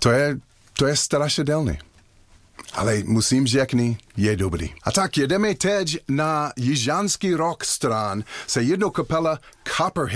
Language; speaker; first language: Czech; non-native, learner; English